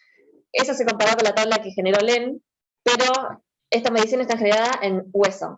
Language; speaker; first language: Spanish; native; Spanish